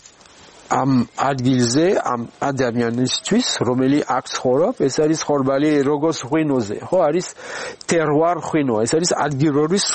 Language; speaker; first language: Georgian; non-native, learner; French